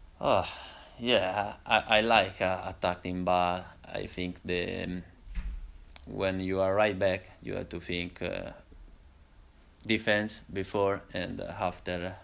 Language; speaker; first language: English; non-native, learner; Italian